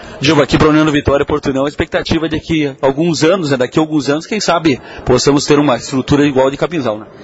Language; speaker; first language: Portuguese; native; Portuguese